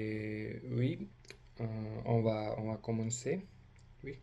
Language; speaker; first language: French; non-native, learner; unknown